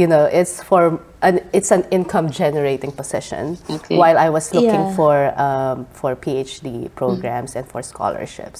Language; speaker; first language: English; non-native, local second language; Filipino